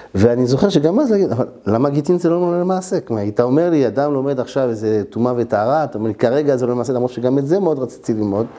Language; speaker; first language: Hebrew; early bilingual, heritage; French